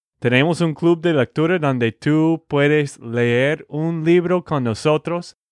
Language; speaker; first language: Spanish; non-native, fluent; English